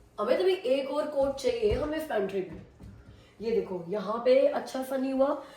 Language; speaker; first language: Hindi; native; Hindi